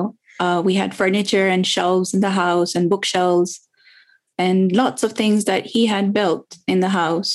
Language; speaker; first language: English; non-native, local second language; Urdu